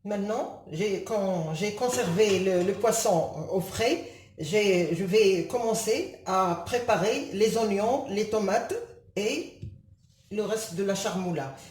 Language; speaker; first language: French; non-native, local second language; Arabic